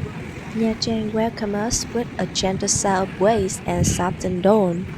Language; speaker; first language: English; non-native, learner; Vietnamese